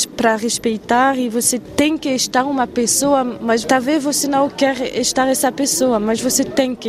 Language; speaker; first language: Portuguese; non-native, fluent; French